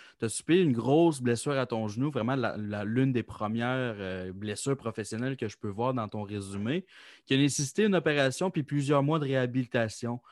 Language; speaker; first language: French; native; French